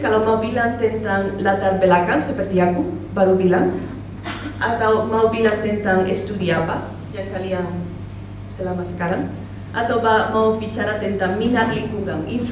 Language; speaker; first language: Indonesian; non-native, fluent; Spanish